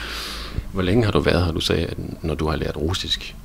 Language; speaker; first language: Danish; native; Danish